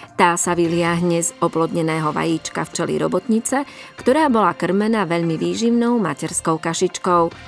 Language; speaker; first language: Slovak; native; Slovak